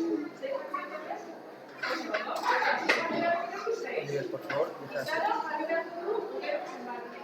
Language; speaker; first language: Basque; non-native, local second language; Spanish